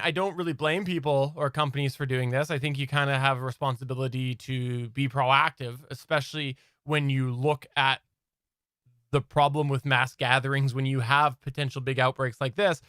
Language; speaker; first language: English; native; English